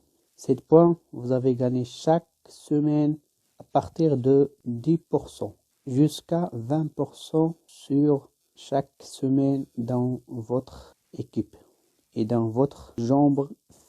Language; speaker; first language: French; non-native, learner; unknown